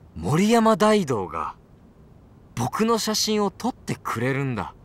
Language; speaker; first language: Japanese; native; Japanese